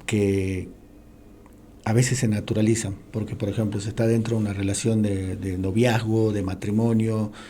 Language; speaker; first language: Spanish; native; Spanish